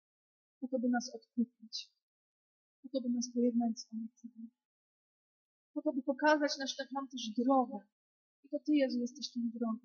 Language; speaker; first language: Polish; native; Polish